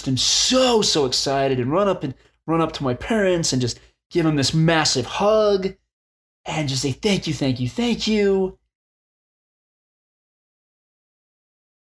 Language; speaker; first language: English; native; English